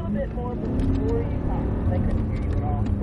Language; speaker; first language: English; native; English